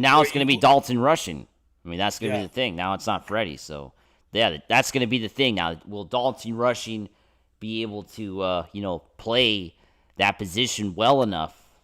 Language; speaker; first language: English; native; English